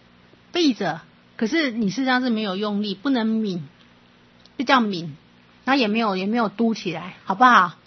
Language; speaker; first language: Chinese; native; Chinese